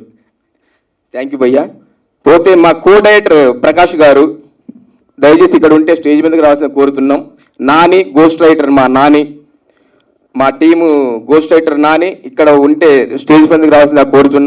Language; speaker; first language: Telugu; native; Telugu